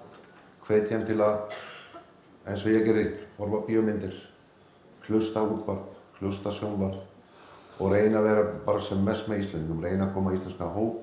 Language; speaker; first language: Icelandic; non-native, fluent; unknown